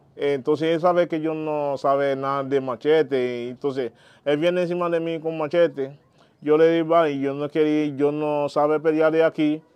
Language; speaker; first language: Spanish; non-native, learner; Haitian Creole